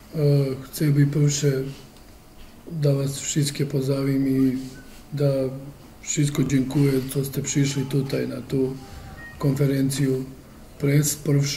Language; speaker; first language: Polish; non-native, learner; Serbian